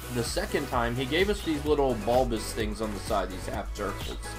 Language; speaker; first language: English; native; English